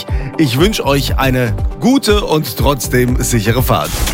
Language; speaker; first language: German; native; German